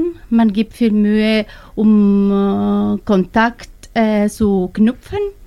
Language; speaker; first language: German; non-native, learner; Spanish